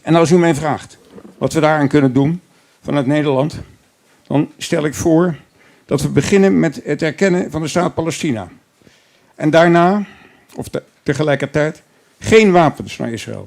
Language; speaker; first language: Dutch; native; Dutch